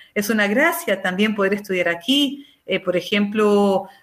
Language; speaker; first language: Spanish; native; Spanish